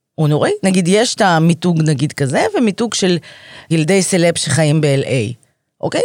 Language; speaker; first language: Hebrew; native; Hebrew